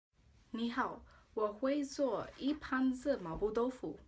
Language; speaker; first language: Chinese; non-native, learner; English